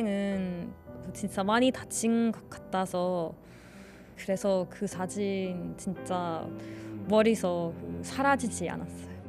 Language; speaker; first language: Korean; non-native, learner; Finnish